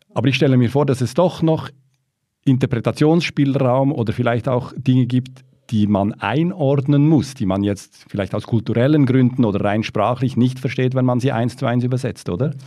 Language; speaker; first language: German; native; German